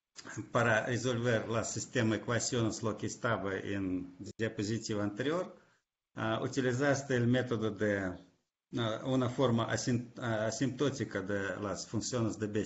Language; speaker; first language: Spanish; non-native, fluent; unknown